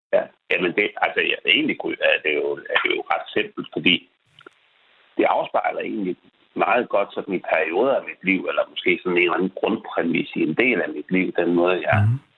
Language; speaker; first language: Danish; native; Danish